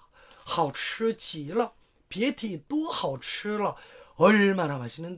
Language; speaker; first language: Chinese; non-native, fluent; Korean